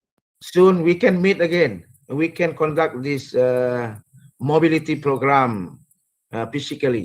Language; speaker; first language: English; non-native, fluent; Indonesian